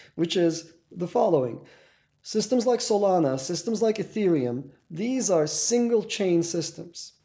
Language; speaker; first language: English; non-native, fluent; Turkish